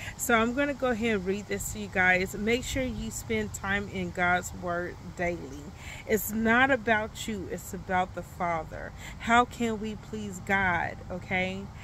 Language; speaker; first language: English; native; English